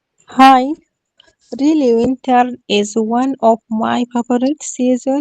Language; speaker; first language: English; non-native, learner; Arabic